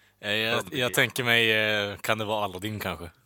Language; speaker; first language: Swedish; native; Swedish